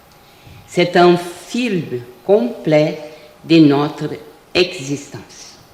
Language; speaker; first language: French; non-native, fluent; Portuguese